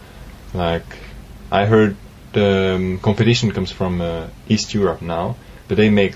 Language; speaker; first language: English; non-native, fluent; French